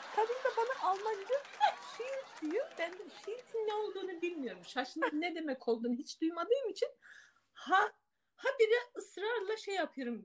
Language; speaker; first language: Turkish; native; Turkish